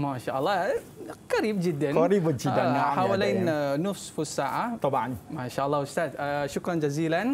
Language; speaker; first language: Arabic; non-native, fluent; Malay